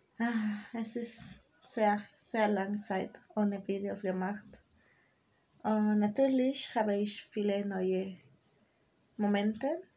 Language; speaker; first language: German; non-native, learner; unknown